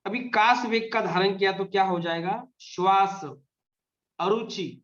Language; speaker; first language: Hindi; non-native, local second language; Marathi